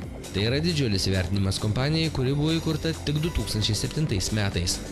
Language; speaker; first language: Lithuanian; native; Lithuanian